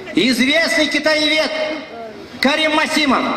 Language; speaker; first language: Russian; non-native, local second language; Kazakh